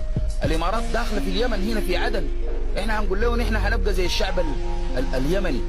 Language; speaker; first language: Arabic; native; Arabic